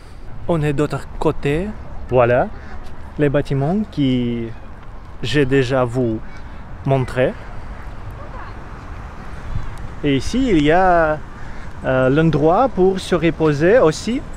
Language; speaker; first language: French; non-native, learner; Russian